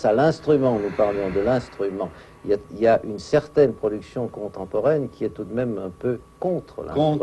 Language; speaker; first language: French; native; French